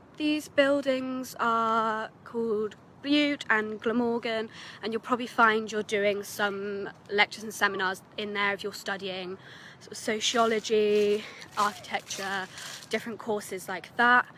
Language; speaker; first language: English; native; English